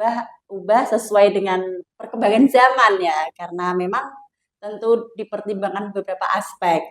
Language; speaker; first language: Indonesian; non-native, local second language; Javanese